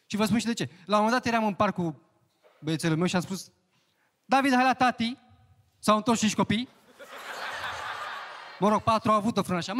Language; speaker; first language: Romanian; native; Romanian